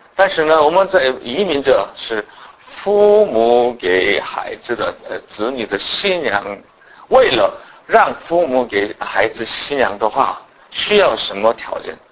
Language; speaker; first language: Chinese; non-native, fluent; Korean